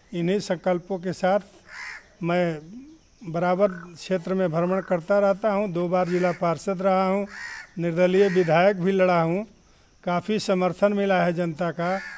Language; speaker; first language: Hindi; non-native, local second language; Bhojpuri